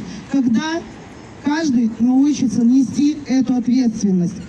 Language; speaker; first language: Russian; native; Russian